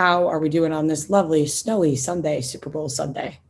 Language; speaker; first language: English; native; English